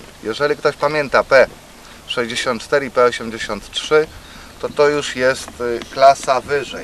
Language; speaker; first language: Polish; native; Polish